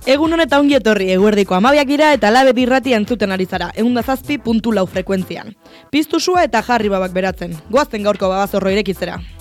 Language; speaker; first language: Basque; non-native, local second language; Spanish